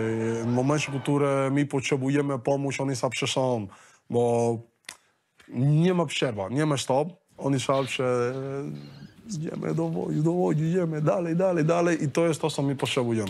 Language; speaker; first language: Polish; non-native, learner; Spanish